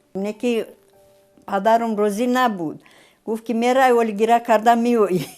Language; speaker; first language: Tajik; non-native, fluent; Romanian